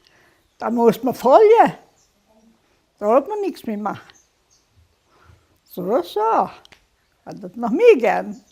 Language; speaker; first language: German; early bilingual, heritage; German